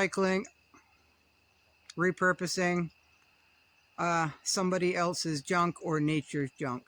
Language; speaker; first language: English; native; English